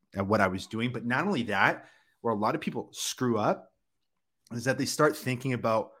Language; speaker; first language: English; native; English